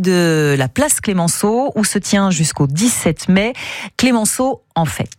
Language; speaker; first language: French; native; French